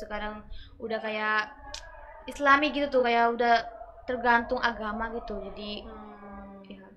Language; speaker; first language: Indonesian; early bilingual, other home language; Bangla